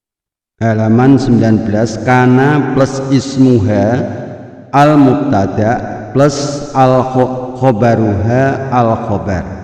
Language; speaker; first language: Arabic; non-native, fluent; Indonesian